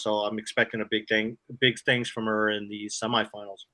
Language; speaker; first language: English; native; English